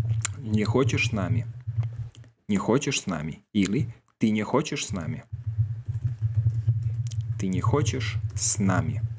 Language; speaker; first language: Russian; non-native, fluent; Serbian